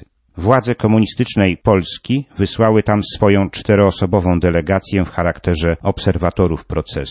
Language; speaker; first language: Polish; native; Polish